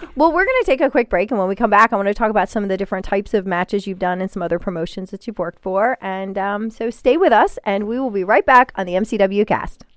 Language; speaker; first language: English; native; English